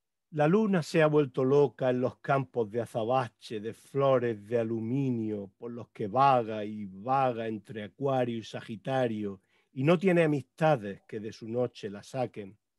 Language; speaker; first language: Spanish; native; Spanish